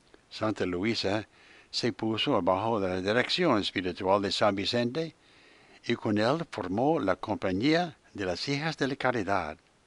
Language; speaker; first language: Spanish; non-native, fluent; English